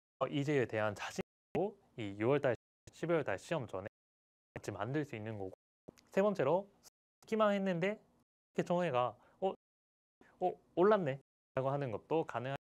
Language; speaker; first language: Korean; non-native, fluent; Japanese